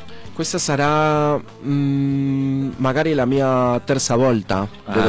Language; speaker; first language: Italian; non-native, learner; Spanish